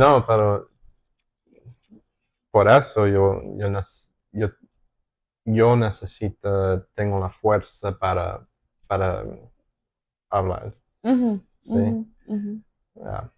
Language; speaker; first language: Spanish; non-native, learner; English